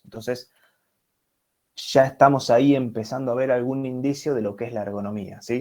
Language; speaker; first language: Spanish; native; Spanish